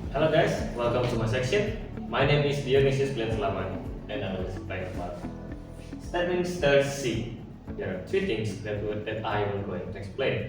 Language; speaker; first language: English; non-native, learner; Indonesian